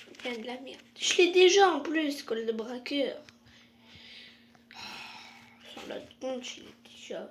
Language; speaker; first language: French; native; French